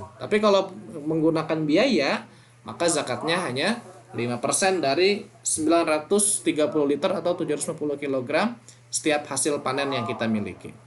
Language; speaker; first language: Indonesian; native; Indonesian